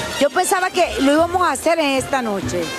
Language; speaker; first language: Spanish; native; Spanish